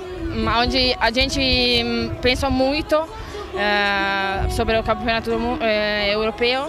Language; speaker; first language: Portuguese; non-native, fluent; Italian